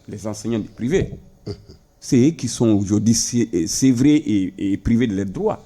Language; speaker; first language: French; non-native, local second language; Bambara